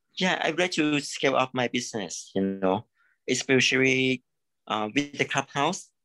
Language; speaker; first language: English; non-native, learner; Thai